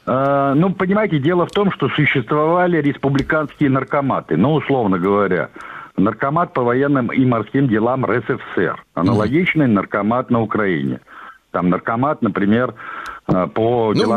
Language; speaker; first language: Russian; native; Russian